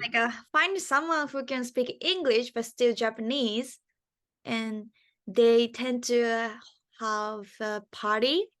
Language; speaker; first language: English; non-native, learner; Japanese